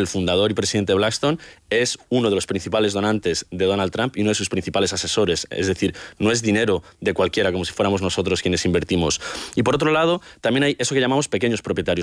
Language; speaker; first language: Spanish; native; Spanish